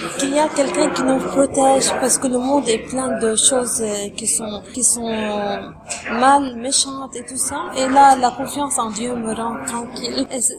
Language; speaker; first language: French; non-native, local second language; Arabic